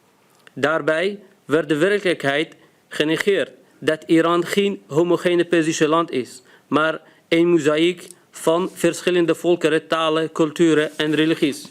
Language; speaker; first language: Dutch; non-native, fluent; Arabic